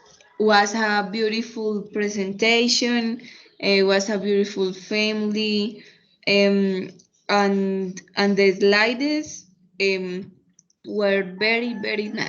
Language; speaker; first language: English; non-native, fluent; Spanish